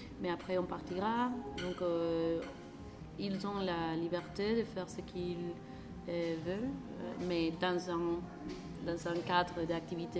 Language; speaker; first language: French; non-native, learner; Spanish